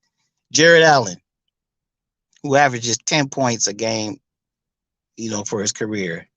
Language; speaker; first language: English; native; English